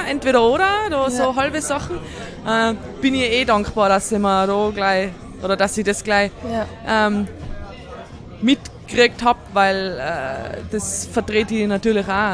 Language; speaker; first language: German; native; German